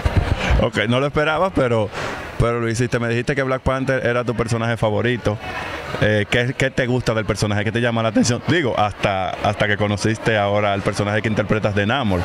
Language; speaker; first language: Spanish; native; Spanish